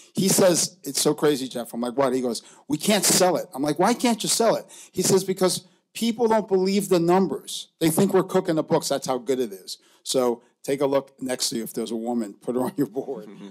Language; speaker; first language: English; native; English